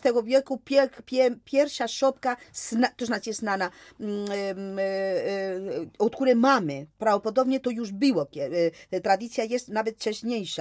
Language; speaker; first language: Polish; non-native, fluent; Spanish